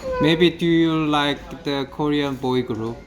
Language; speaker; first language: English; non-native, learner; Korean